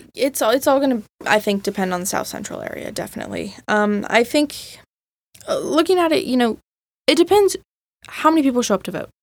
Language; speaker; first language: English; native; English